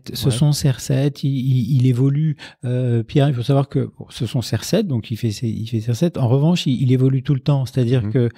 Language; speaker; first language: French; native; French